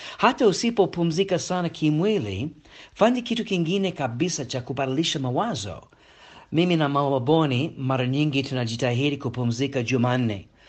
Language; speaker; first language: Swahili; non-native, fluent; English